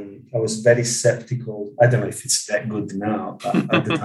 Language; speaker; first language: English; non-native, fluent; Italian